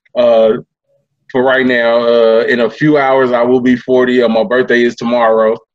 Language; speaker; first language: English; native; English